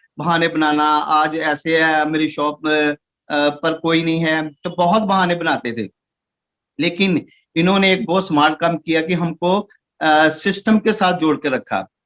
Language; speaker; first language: Hindi; non-native, local second language; Punjabi